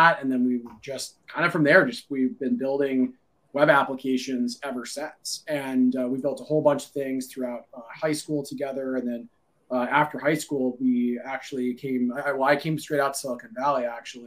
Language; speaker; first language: English; native; English